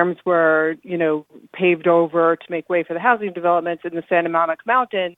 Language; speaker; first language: English; native; English